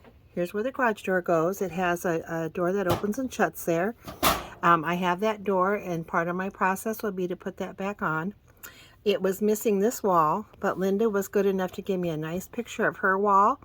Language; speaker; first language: English; native; English